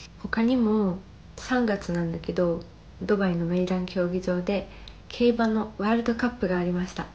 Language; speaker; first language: Japanese; early bilingual, other home language; Arabic